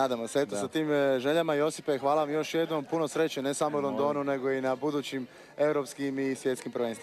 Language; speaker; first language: Croatian; native; Croatian